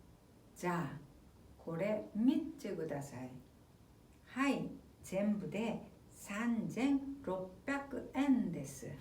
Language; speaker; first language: Japanese; non-native, fluent; Korean